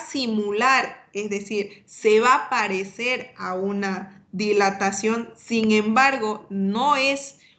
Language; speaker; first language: Spanish; native; Spanish